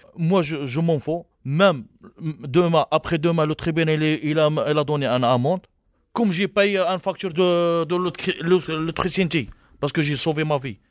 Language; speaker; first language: French; non-native, local second language; Arabic